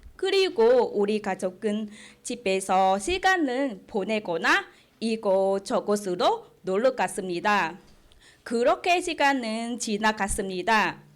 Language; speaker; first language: Korean; non-native, fluent; Vietnamese